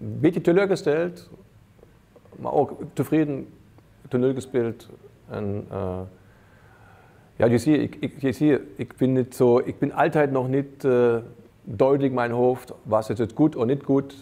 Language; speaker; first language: Dutch; non-native, fluent; German